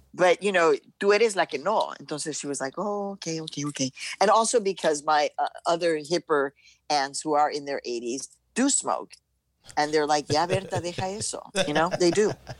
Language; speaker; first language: English; early bilingual, other home language; Spanish